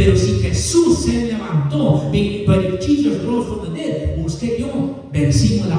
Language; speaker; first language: Spanish; native; Spanish